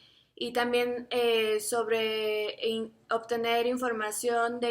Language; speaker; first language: Spanish; native; Spanish